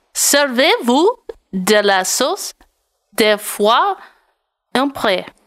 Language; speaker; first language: French; non-native, learner; English